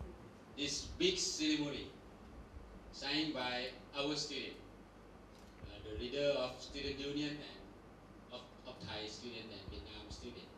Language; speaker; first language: English; non-native, learner; Thai